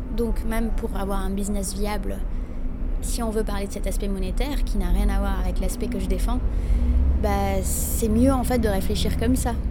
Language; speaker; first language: French; non-native, local second language; Arabic